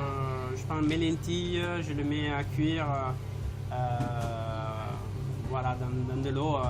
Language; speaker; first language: French; non-native, fluent; Italian